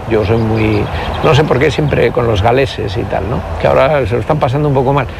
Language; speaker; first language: Spanish; native; Spanish